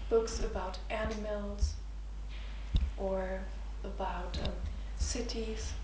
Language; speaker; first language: English; non-native, fluent; German